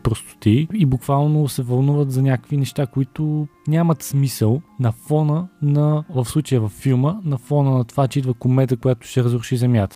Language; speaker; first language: Bulgarian; native; Bulgarian